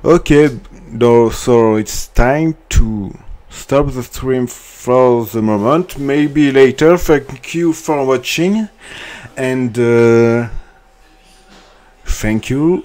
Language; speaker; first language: English; non-native, learner; French